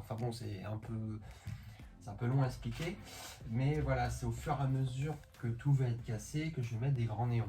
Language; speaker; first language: French; native; French